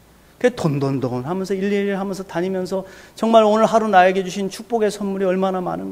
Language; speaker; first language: Korean; native; Korean